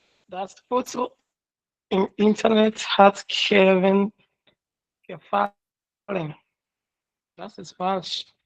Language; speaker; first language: German; non-native, learner; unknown